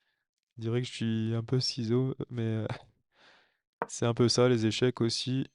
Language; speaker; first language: French; native; French